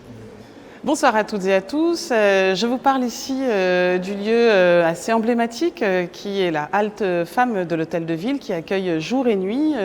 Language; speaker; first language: French; native; French